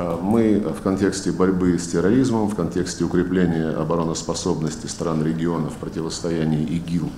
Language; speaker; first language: Russian; native; Russian